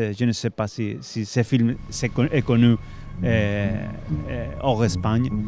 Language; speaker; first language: French; non-native, fluent; Spanish